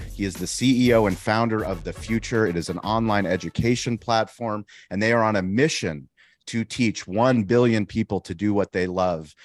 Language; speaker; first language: English; native; English